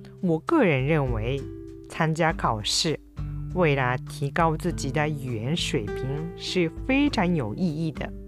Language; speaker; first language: Chinese; non-native, fluent; Japanese